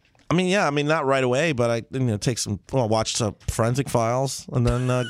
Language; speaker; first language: English; early bilingual, other home language; Spanish